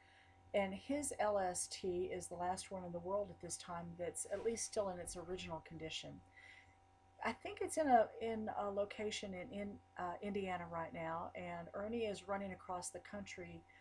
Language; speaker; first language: English; native; English